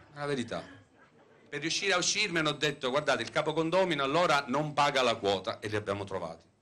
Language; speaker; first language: Italian; native; Italian